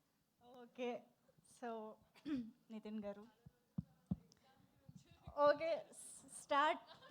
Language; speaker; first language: Telugu; native; Telugu